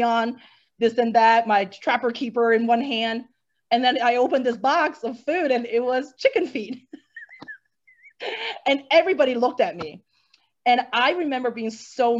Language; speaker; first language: English; native; English